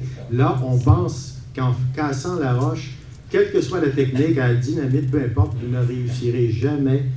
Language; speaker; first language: French; native; French